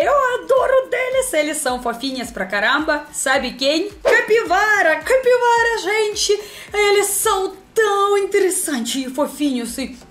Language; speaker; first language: Portuguese; non-native, learner; Russian